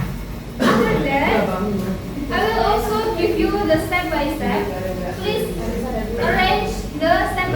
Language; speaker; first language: English; non-native, learner; Indonesian